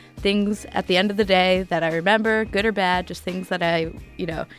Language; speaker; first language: English; native; English